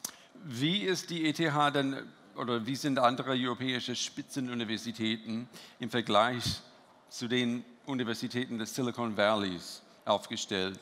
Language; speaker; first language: German; non-native, fluent; English